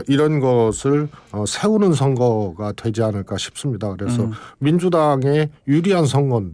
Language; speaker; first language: Korean; native; Korean